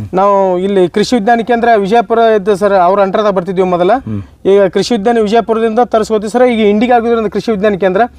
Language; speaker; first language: Kannada; non-native, local second language; Marathi